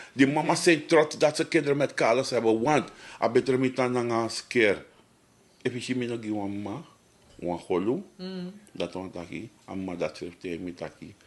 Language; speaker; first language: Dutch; native; Dutch